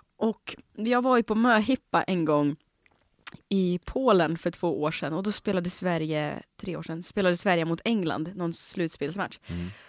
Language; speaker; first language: Swedish; early bilingual, other home language; Russian